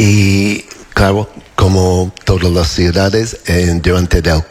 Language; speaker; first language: Spanish; non-native, learner; English